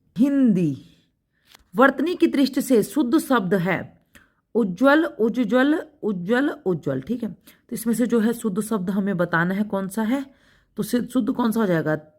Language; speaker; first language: Hindi; native; Hindi